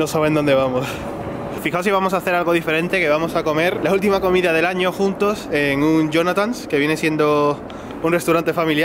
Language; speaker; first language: Spanish; native; Spanish